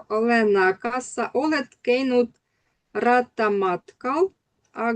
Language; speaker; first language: Estonian; non-native, learner; Russian